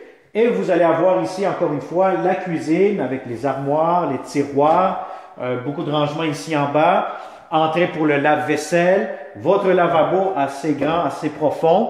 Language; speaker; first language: French; native; French